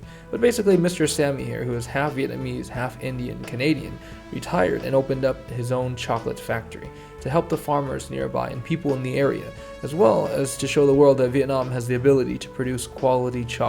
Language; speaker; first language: English; early bilingual, other home language; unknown